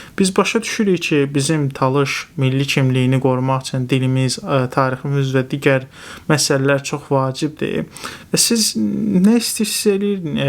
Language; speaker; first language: Azerbaijani; non-native, local second language; Talysh